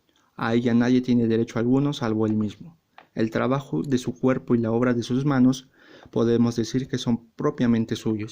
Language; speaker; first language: Spanish; native; Spanish